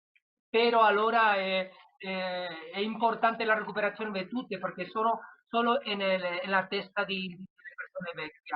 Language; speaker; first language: Italian; non-native, learner; Spanish